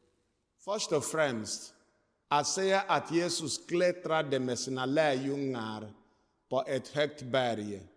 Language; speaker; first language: Swedish; non-native, fluent; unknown